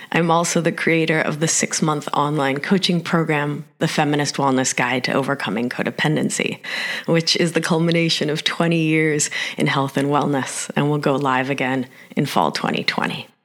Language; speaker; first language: English; early bilingual, other home language; Spanish